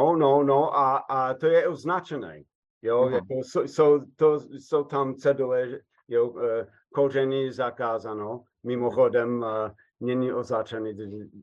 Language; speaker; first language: Czech; non-native, fluent; English